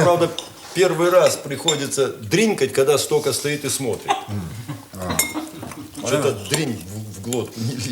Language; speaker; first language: Russian; native; Russian